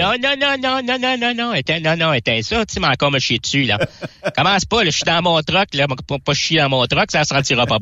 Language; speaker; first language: French; native; French